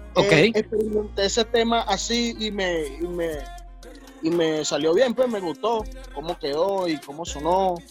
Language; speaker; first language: Spanish; native; Spanish